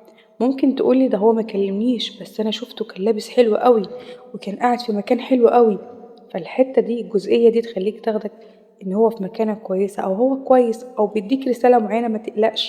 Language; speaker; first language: Arabic; native; Arabic